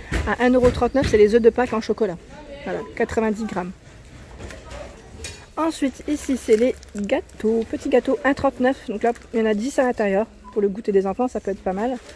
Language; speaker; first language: French; native; French